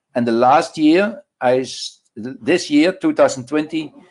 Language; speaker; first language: English; non-native, learner; Dutch